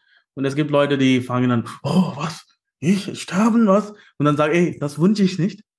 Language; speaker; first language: German; non-native, learner; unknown